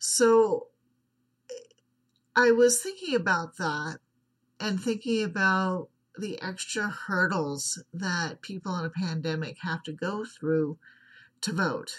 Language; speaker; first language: English; native; English